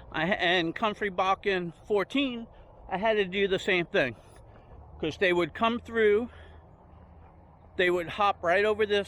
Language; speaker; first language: English; native; English